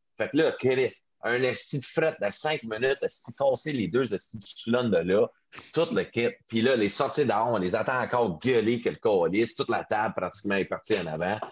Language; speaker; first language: French; non-native, local second language; English